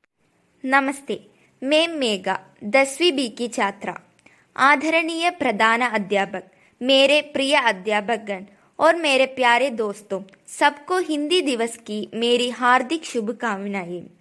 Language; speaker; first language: Hindi; non-native, local second language; Malayalam